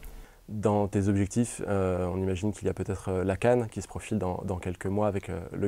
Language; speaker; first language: French; native; French